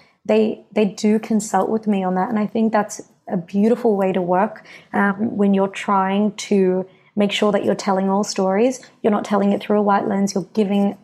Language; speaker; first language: English; native; English